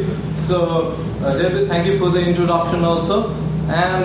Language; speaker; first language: English; non-native, local second language; Nepali